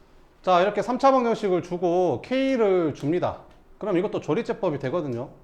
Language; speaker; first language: Korean; native; Korean